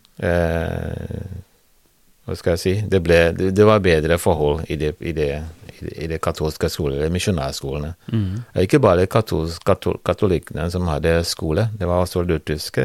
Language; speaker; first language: Norwegian; non-native, fluent; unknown